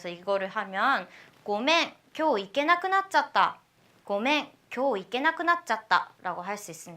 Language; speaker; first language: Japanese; non-native, learner; Korean